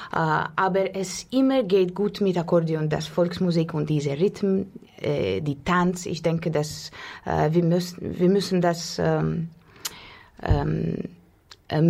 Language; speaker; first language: German; non-native, learner; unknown